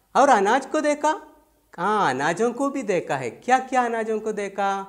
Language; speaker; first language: Urdu; non-native, local second language; Malayalam